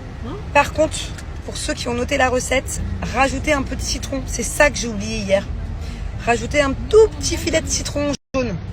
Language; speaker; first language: French; native; French